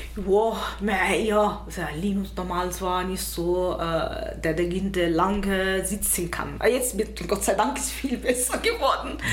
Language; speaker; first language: German; non-native, fluent; Arabic